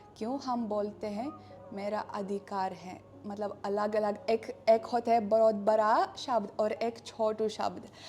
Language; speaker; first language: Hindi; non-native, fluent; Russian